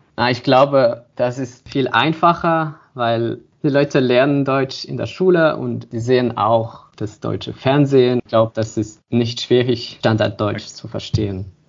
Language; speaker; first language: German; non-native, fluent; French